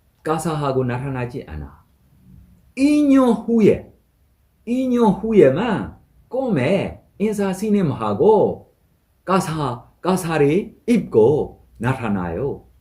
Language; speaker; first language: Korean; non-native, fluent; Burmese